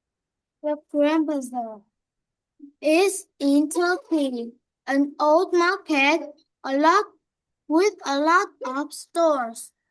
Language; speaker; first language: English; non-native, learner; Vietnamese